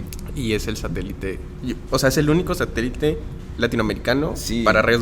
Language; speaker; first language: Spanish; native; Spanish